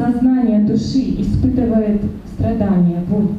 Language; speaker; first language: Russian; native; Russian